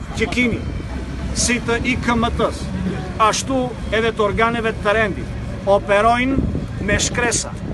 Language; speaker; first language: Albanian; non-native, local second language; Greek